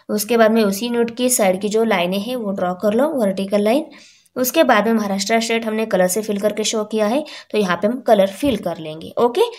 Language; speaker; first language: Hindi; non-native, local second language; Marathi